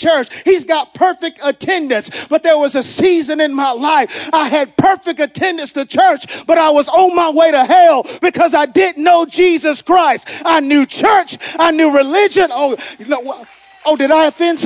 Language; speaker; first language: English; native; English